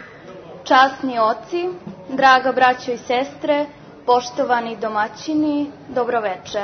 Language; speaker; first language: Serbian; early bilingual, heritage; Serbian